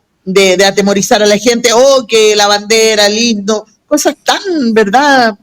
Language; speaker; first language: Spanish; native; Spanish